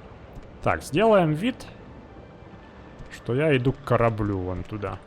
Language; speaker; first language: Russian; native; Russian